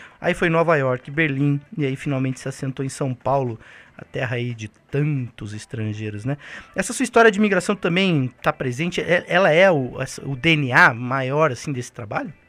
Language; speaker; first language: Portuguese; native; Portuguese